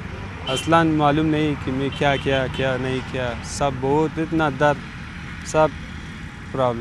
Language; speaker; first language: Hindi; non-native, learner; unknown